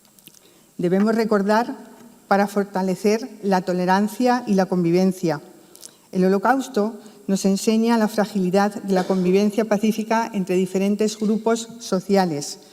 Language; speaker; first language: Spanish; native; Spanish